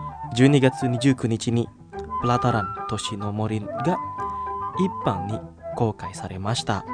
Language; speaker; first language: Japanese; non-native, fluent; Indonesian